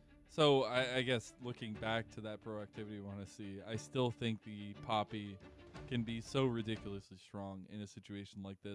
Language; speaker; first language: English; native; English